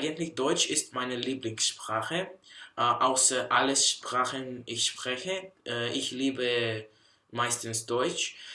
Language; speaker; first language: German; non-native, learner; Russian